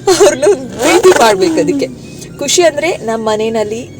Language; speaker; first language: Kannada; native; Kannada